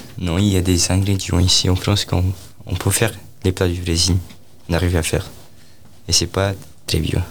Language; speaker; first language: French; non-native, learner; Portuguese